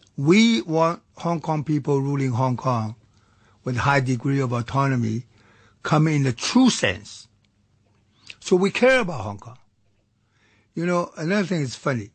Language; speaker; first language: English; non-native, fluent; Chinese